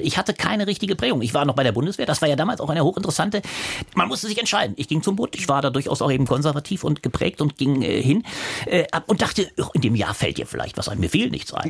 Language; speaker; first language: German; native; German